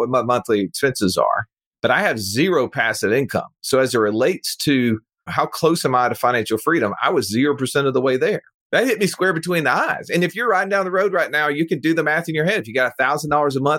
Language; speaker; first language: English; native; English